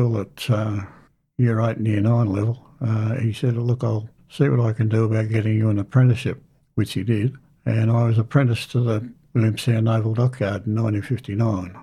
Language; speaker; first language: English; native; English